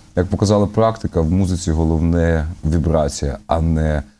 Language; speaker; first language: Ukrainian; native; Ukrainian